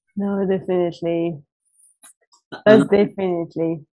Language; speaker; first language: English; non-native, fluent; French